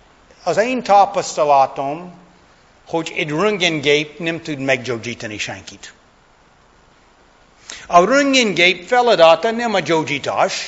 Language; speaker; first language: Hungarian; non-native, fluent; English